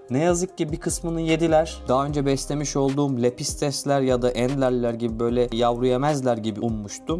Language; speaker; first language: Turkish; native; Turkish